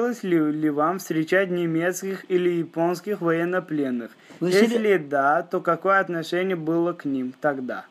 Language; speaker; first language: Russian; native; Russian